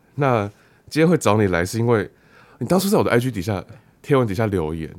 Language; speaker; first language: Chinese; native; Chinese